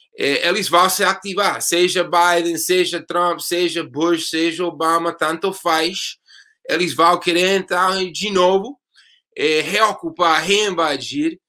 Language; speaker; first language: Portuguese; non-native, fluent; English